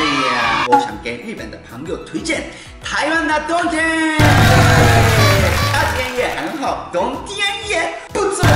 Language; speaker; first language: Chinese; non-native, learner; Japanese